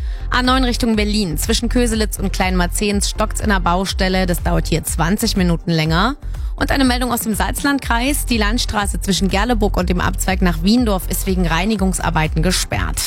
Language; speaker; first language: German; native; German